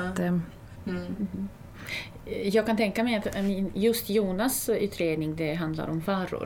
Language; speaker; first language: Swedish; non-native, fluent; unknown